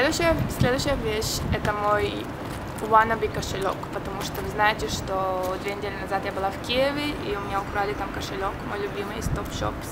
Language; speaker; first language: Russian; early bilingual, heritage; Russian